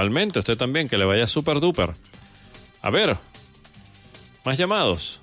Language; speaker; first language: Spanish; native; Spanish